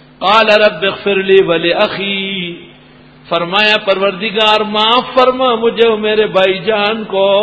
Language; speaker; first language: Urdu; non-native, local second language; Pashto